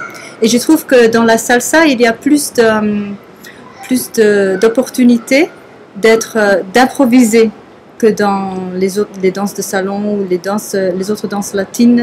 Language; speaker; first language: French; non-native, fluent; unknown